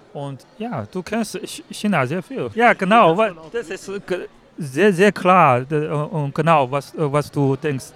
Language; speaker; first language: German; non-native, learner; Chinese